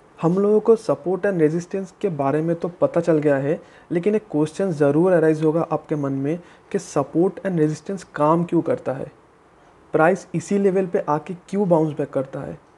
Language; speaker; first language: Hindi; native; Hindi